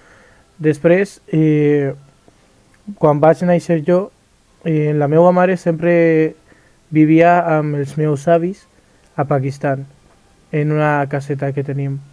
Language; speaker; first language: Catalan; early bilingual, other home language; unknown